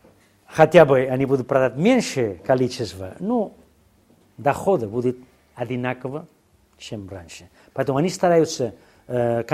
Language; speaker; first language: Russian; non-native, fluent; Spanish